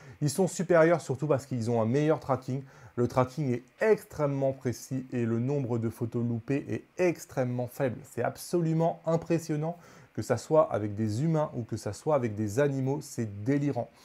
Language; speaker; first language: French; native; French